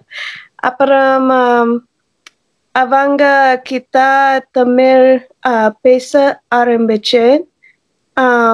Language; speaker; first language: Tamil; non-native, learner; English